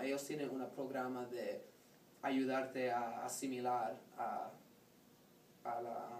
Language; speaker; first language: Spanish; non-native, learner; English